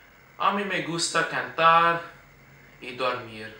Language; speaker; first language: Spanish; non-native, learner; English